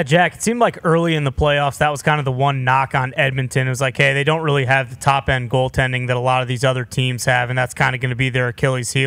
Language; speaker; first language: English; native; English